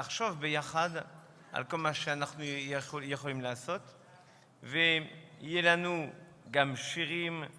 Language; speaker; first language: Hebrew; non-native, fluent; French